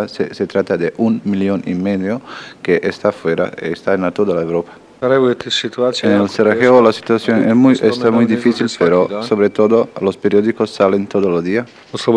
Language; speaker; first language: Spanish; non-native, learner; Bosnian